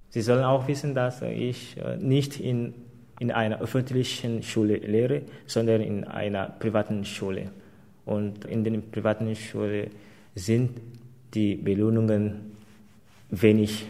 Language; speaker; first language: German; non-native, fluent; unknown